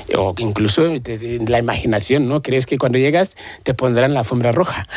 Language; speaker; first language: Spanish; non-native, fluent; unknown